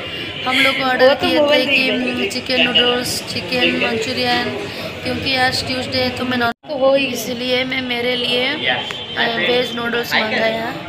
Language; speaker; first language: Hindi; non-native, local second language; Odia